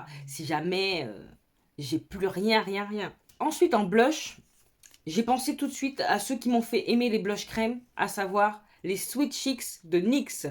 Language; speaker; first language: French; native; French